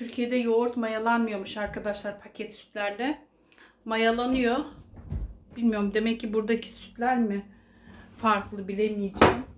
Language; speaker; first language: Turkish; native; Turkish